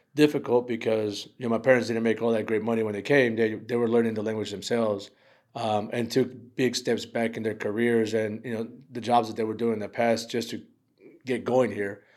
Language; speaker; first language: English; early bilingual, other home language; Spanish